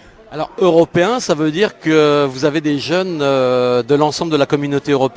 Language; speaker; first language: French; native; French